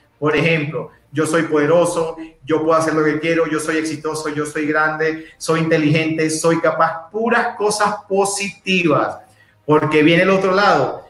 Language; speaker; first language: Spanish; native; Spanish